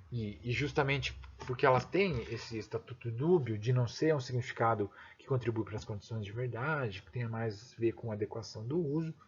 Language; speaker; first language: Portuguese; native; Portuguese